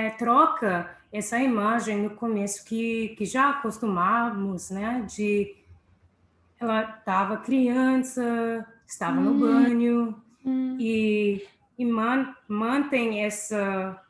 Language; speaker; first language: Portuguese; non-native, fluent; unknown